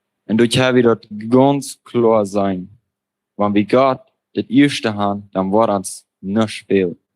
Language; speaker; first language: German; non-native, local second language; Plautdietsch